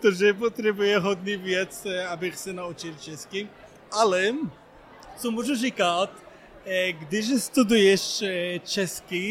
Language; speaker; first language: Czech; non-native, learner; Arabic